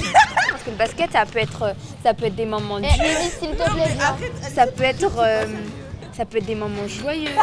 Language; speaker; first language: French; native; French